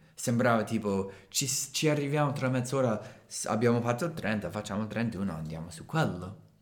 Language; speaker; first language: Italian; non-native, fluent; English